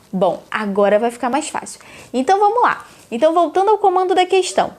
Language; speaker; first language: Portuguese; native; Portuguese